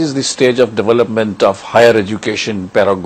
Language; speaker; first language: English; non-native, local second language; Urdu